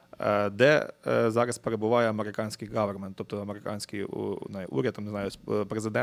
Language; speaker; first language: Ukrainian; native; Ukrainian